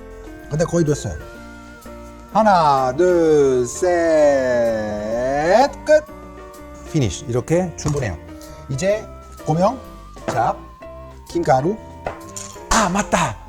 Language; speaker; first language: Korean; non-native, learner; Italian